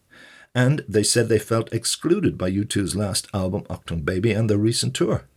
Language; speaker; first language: English; native; English